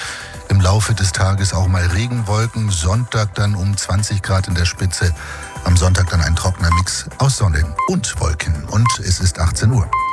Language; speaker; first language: German; native; German